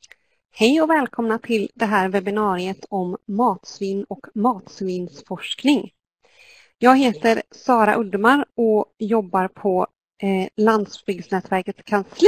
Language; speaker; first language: Swedish; native; Swedish